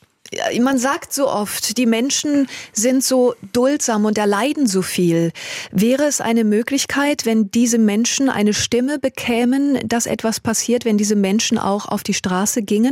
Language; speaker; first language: German; native; German